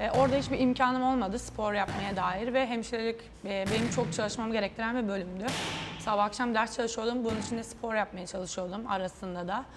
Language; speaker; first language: Turkish; native; Turkish